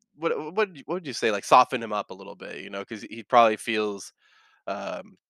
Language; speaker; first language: English; native; English